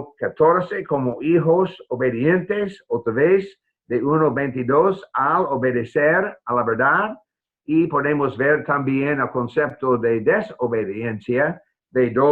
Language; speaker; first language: Spanish; non-native, fluent; English